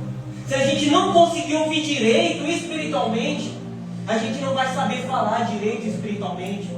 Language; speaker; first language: Portuguese; native; Portuguese